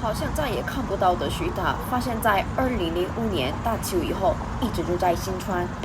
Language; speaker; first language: Chinese; non-native, learner; Korean